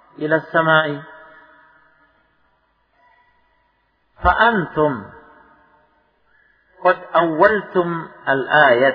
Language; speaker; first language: Arabic; non-native, fluent; Indonesian